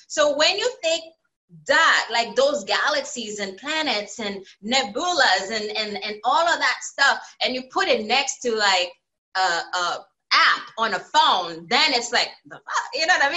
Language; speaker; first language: English; native; English